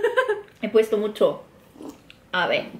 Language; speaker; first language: Spanish; non-native, learner; Korean